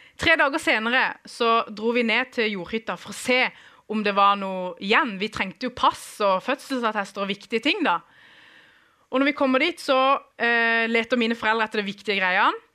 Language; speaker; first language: Norwegian; early bilingual, other home language; Kurdish